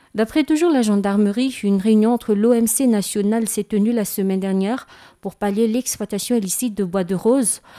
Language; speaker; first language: French; non-native, local second language; Malagasy